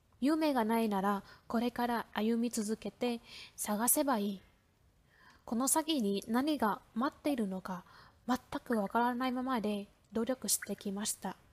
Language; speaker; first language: Japanese; non-native, fluent; Vietnamese